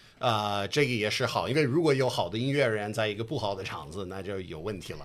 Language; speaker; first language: Chinese; non-native, fluent; English